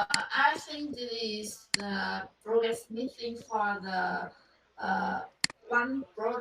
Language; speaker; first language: English; non-native, learner; Vietnamese